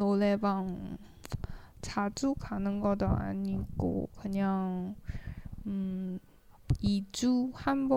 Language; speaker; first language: Korean; non-native, learner; Chinese